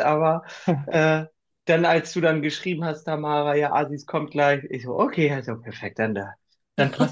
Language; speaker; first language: German; native; German